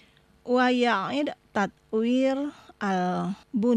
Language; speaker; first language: Arabic; non-native, fluent; Indonesian